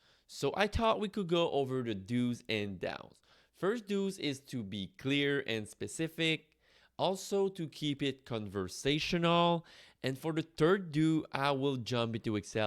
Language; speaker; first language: English; non-native, fluent; French